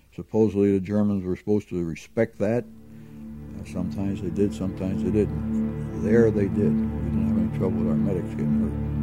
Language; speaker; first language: English; native; English